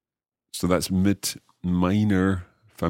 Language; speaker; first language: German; non-native, learner; English